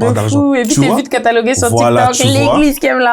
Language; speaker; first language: French; native; French